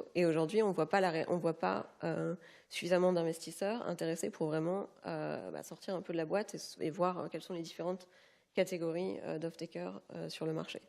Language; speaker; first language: French; native; French